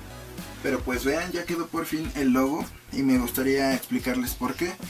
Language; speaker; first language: Spanish; native; Spanish